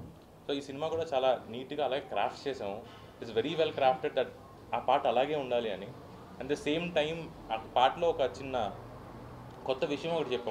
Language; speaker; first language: Telugu; native; Telugu